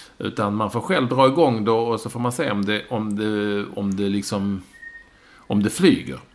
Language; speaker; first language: Swedish; native; Swedish